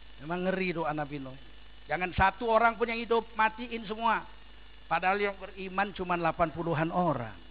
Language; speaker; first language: Indonesian; native; Indonesian